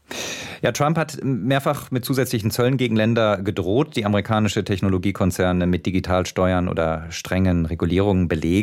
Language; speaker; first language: German; native; German